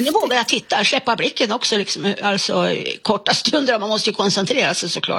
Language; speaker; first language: Swedish; native; Swedish